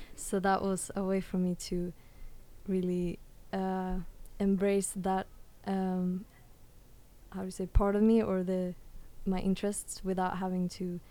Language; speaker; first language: English; early bilingual, other home language; Swedish